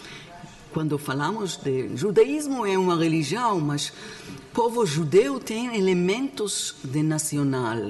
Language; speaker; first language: Portuguese; non-native, learner; Hebrew